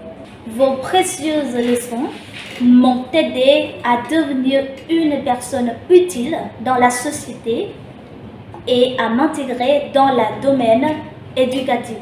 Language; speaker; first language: French; non-native, local second language; Khmer